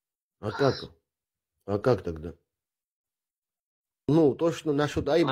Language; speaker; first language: Russian; non-native, local second language; Abkhazian